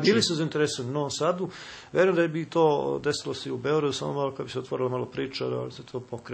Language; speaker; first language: Serbian; native; Serbian